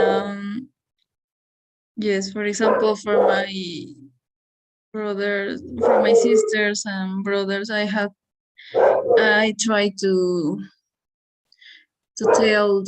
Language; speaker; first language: English; non-native, learner; Spanish